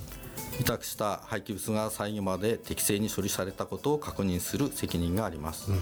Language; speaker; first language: Japanese; native; Japanese